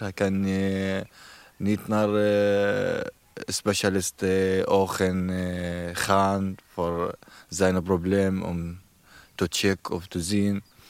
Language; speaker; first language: Dutch; non-native, learner; Arabic